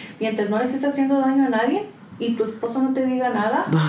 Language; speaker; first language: Spanish; early bilingual, heritage; Spanish